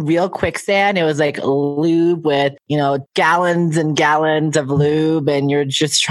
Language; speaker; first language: English; native; English